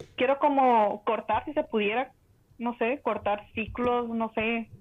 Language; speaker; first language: Spanish; native; Spanish